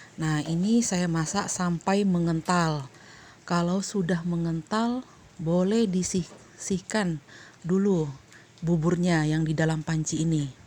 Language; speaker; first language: Indonesian; native; Indonesian